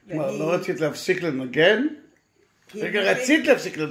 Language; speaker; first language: Hebrew; native; Hebrew